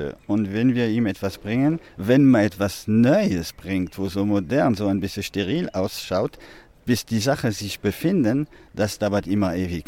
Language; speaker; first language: German; non-native, fluent; French